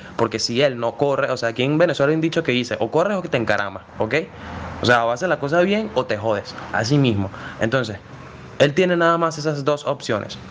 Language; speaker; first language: Spanish; native; Spanish